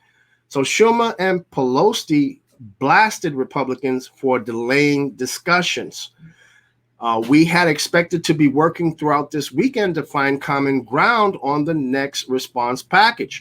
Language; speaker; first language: English; native; English